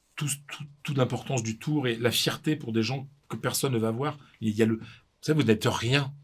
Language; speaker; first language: French; native; French